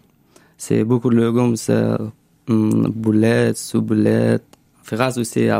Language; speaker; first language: French; non-native, learner; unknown